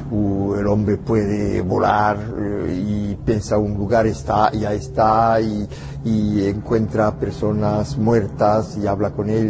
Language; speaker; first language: Spanish; non-native, fluent; French